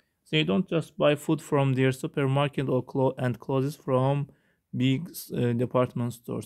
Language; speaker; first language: English; non-native, fluent; Azerbaijani